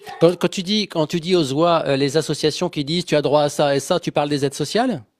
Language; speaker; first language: French; native; French